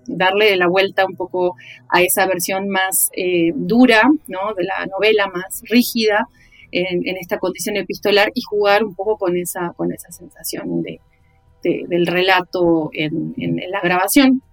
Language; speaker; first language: Spanish; native; Spanish